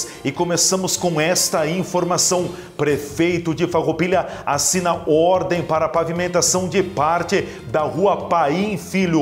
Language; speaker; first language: Portuguese; native; Portuguese